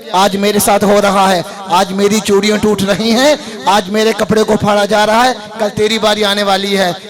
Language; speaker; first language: Urdu; non-native, local second language; Punjabi